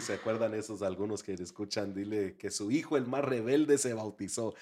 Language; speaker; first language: Spanish; early bilingual, heritage; Spanish